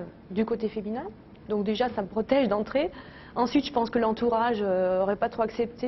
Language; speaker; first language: French; native; French